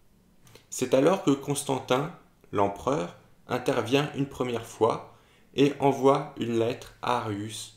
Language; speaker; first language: French; native; French